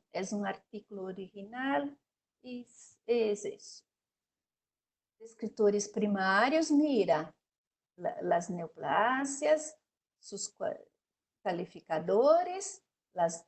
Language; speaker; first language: Spanish; non-native, learner; Portuguese